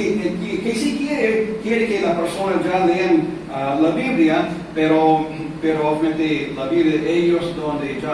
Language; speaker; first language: Spanish; non-native, fluent; English